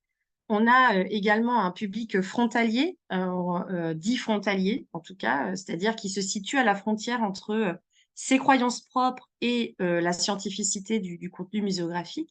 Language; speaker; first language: French; native; French